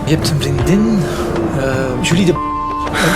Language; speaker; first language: Dutch; native; Dutch